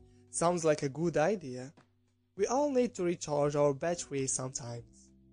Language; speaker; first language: English; non-native, fluent; Arabic